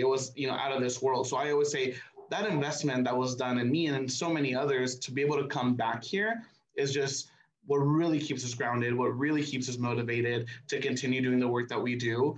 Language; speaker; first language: English; early bilingual, other home language; Spanish